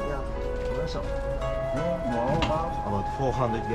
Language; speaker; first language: English; non-native, learner; Japanese